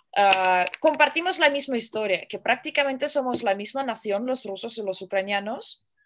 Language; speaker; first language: Spanish; non-native, fluent; Russian